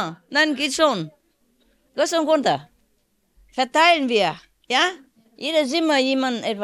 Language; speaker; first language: German; non-native, learner; Vietnamese